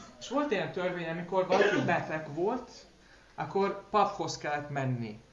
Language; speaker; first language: Hungarian; non-native, learner; Russian